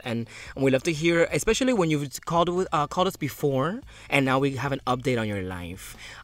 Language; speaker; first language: English; early bilingual, other home language; Spanish